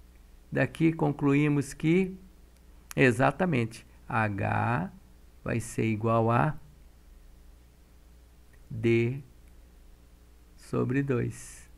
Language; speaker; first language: Portuguese; native; Portuguese